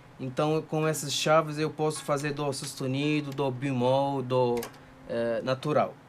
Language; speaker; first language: Portuguese; non-native, fluent; Arabic